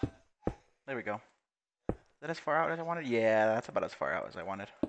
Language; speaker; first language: English; native; English